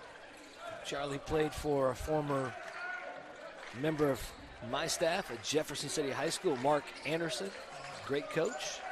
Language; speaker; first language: English; native; English